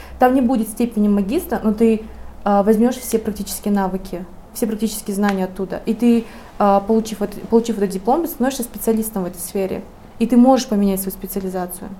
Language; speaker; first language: Russian; native; Russian